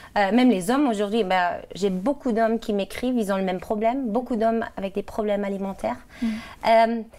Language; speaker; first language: French; non-native, fluent; German